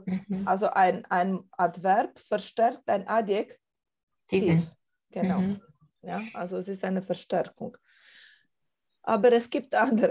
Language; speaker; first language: German; non-native, fluent; Romanian